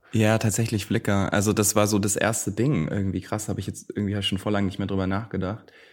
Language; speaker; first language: German; native; German